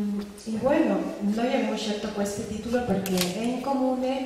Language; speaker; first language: Italian; non-native, fluent; Spanish